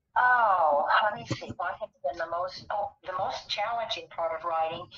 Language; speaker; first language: English; native; English